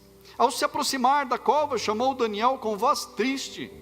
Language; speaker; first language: Portuguese; native; Portuguese